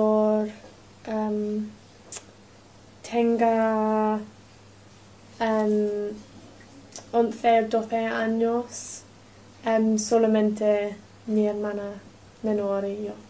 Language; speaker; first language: Spanish; non-native, learner; English